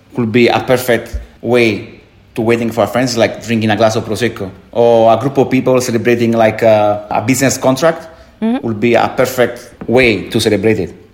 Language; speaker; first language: English; non-native, fluent; Italian